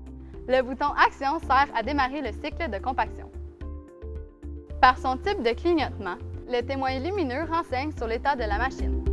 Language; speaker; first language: French; native; French